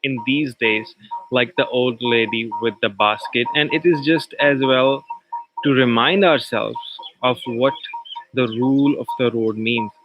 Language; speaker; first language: English; non-native, local second language; Punjabi